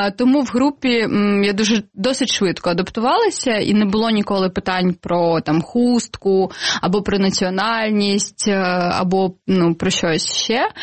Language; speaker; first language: Ukrainian; non-native, local second language; Crimean Tatar